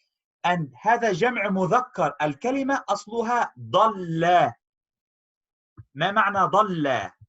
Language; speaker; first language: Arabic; non-native, fluent; English